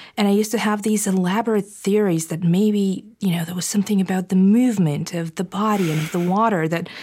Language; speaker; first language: English; non-native, fluent; Bulgarian